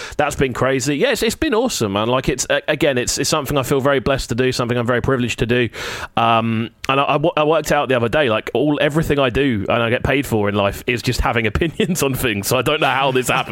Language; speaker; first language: English; native; English